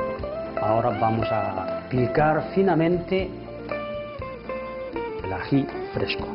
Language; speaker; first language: Spanish; non-native, fluent; Chinese